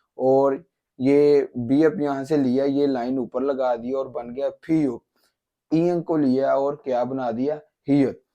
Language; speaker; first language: Urdu; non-native, local second language; Punjabi